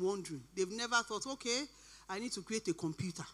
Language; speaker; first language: English; non-native, local second language; Yoruba